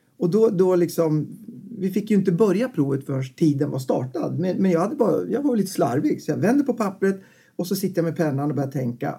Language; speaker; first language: Swedish; native; Swedish